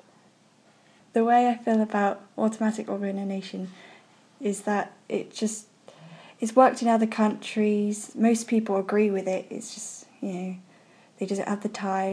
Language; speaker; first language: English; native; English